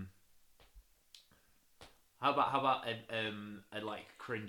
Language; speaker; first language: English; native; English